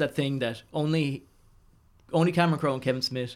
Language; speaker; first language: English; native; English